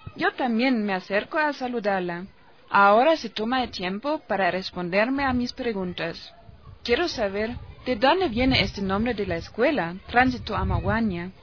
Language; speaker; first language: Spanish; non-native, fluent; German